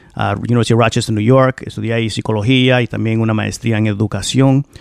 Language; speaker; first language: Spanish; early bilingual, heritage; Spanish